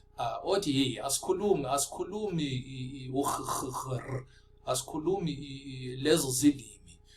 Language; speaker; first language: Zulu; non-native, local second language; Afrikaans